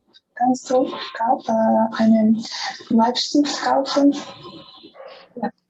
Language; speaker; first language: German; non-native, learner; Spanish